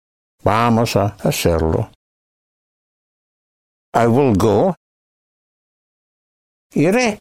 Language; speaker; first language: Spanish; non-native, fluent; English